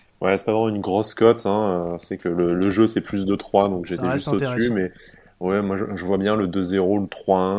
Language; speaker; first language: French; native; French